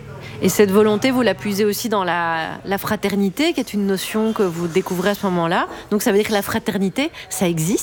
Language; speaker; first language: French; native; French